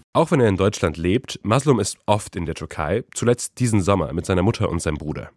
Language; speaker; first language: German; early bilingual, other home language; Polish